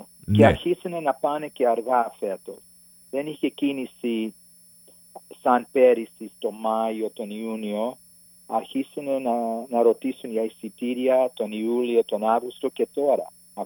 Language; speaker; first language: Greek; early bilingual, heritage; Greek